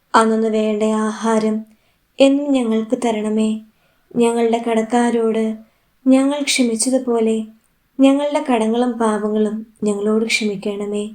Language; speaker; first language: Malayalam; native; Malayalam